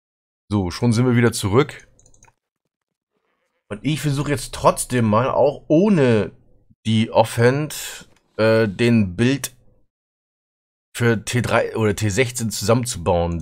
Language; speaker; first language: German; native; German